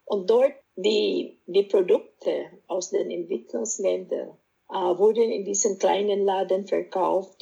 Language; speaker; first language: German; non-native, fluent; Cebuano